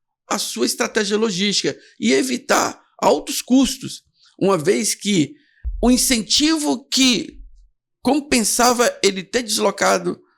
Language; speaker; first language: Portuguese; native; Portuguese